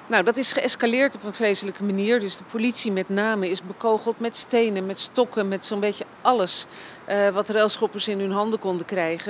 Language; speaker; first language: Dutch; native; Dutch